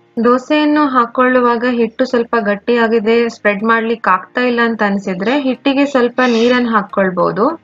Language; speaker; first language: Kannada; non-native, local second language; Konkani